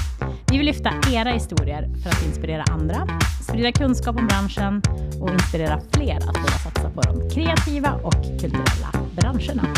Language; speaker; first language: Swedish; native; Swedish